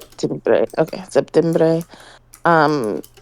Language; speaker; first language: Spanish; non-native, learner; English